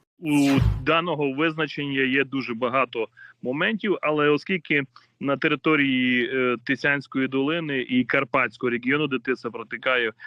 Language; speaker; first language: Ukrainian; native; Ukrainian